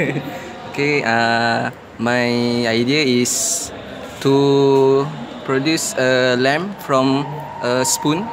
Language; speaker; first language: English; non-native, local second language; Malay